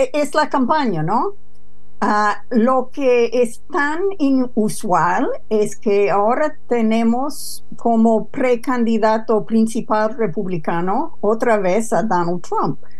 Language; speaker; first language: Spanish; non-native, fluent; English